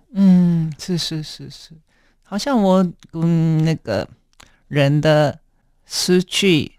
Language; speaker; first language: Chinese; non-native, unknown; Japanese